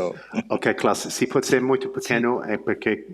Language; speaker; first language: Portuguese; non-native, learner; English